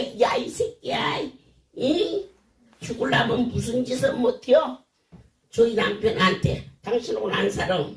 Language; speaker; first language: Korean; native; Korean